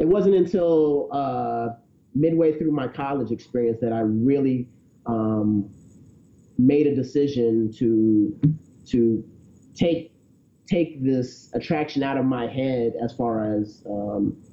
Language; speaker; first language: English; native; English